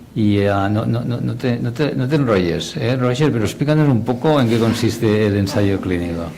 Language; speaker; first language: Spanish; non-native, local second language; Catalan